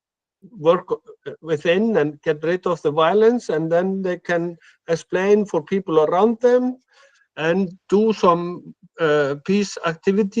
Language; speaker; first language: English; non-native, fluent; Icelandic